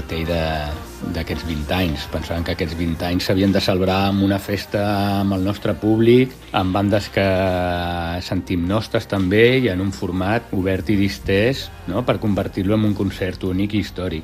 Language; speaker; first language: Catalan; native; Catalan